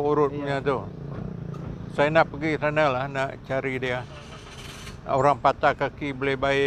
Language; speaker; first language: Malay; native; Malay